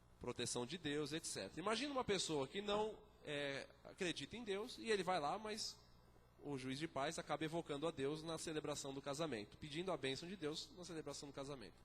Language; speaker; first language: Portuguese; native; Portuguese